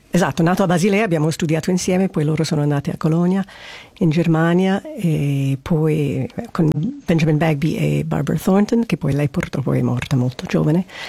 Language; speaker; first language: Italian; non-native, fluent; English